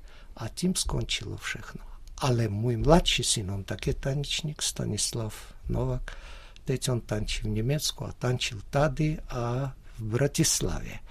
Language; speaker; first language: Czech; early bilingual, heritage; Czech